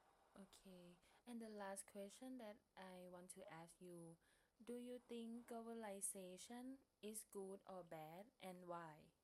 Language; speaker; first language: English; non-native, learner; Thai